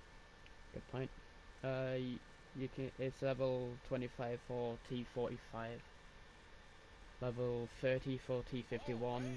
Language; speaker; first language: English; native; English